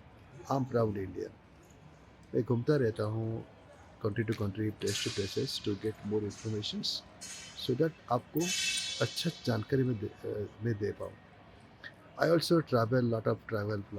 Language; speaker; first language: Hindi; non-native, local second language; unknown